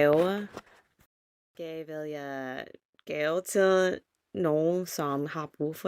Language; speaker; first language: Danish; non-native, learner; English